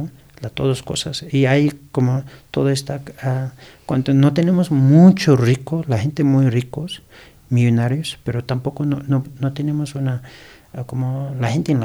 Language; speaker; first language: Spanish; non-native, learner; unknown